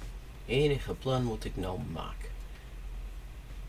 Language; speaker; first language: Dutch; non-native, learner; English